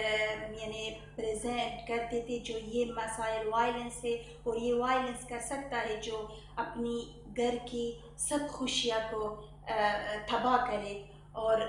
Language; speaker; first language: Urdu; non-native, learner; Persian